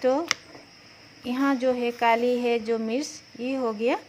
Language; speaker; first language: Hindi; non-native, local second language; Assamese